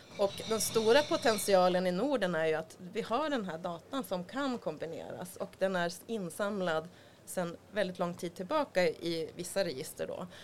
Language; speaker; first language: Swedish; native; Swedish